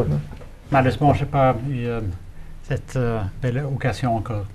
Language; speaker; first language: French; non-native, fluent; Swedish